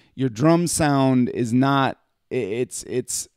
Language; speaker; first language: English; native; English